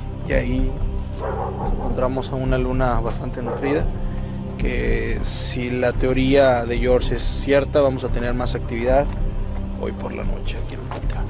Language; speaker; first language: Spanish; native; Spanish